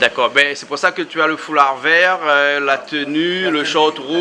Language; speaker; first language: French; native; French